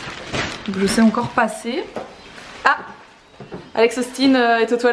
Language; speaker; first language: French; native; French